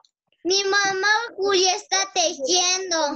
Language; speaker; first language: Spanish; native; Spanish